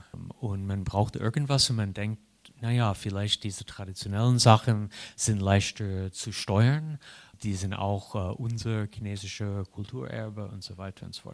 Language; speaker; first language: German; non-native, fluent; English